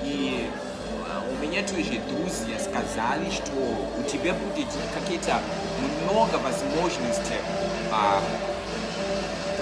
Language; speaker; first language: Russian; non-native, learner; Shona